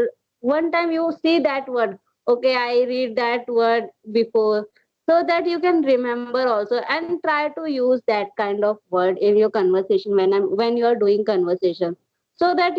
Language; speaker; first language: English; non-native, learner; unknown